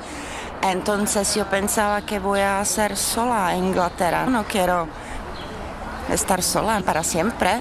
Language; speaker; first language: Spanish; non-native, fluent; Czech